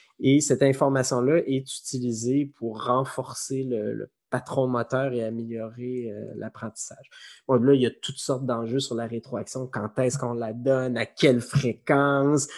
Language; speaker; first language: French; native; French